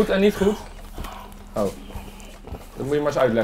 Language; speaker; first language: Dutch; native; Dutch